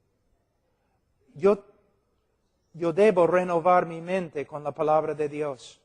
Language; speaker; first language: Spanish; non-native, fluent; English